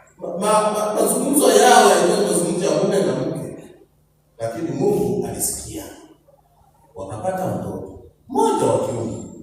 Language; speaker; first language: Swahili; native; Swahili